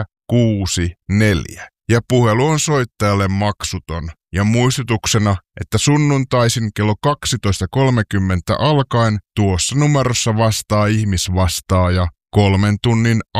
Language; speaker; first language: Finnish; native; Finnish